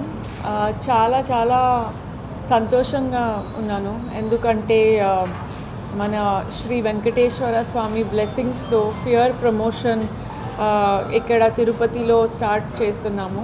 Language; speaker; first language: Telugu; non-native, fluent; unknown